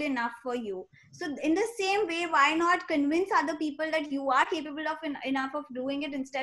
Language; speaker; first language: English; non-native, local second language; Hindi